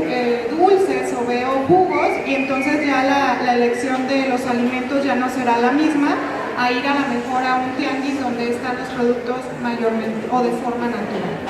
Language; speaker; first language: Spanish; native; Spanish